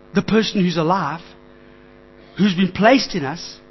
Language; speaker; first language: English; native; English